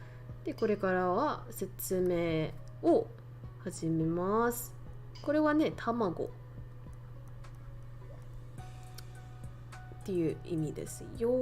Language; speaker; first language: Japanese; non-native, fluent; Vietnamese